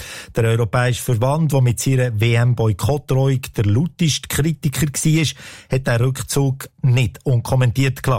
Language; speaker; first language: German; native; German